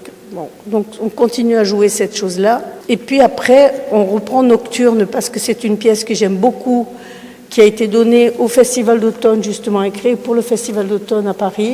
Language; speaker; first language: French; early bilingual, other home language; Spanish